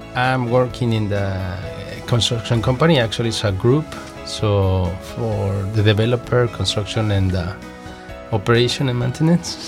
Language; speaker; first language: English; non-native, learner; Spanish